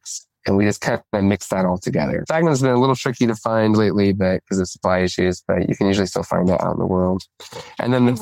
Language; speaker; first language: English; native; English